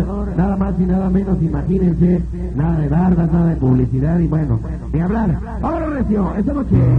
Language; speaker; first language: Spanish; native; Spanish